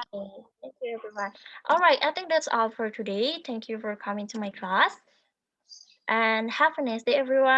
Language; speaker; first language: English; non-native, learner; Indonesian